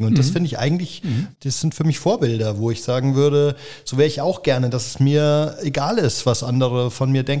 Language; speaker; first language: German; native; German